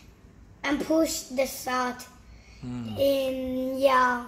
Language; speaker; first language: English; non-native, learner; Vietnamese